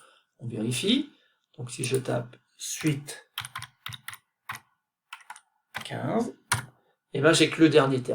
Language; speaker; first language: French; native; French